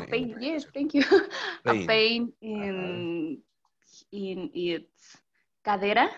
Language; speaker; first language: English; non-native, learner; Spanish